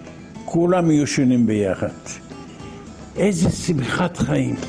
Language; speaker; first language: Hebrew; non-native, fluent; Ladino